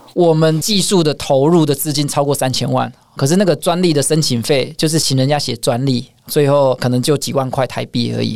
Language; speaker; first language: Chinese; native; Chinese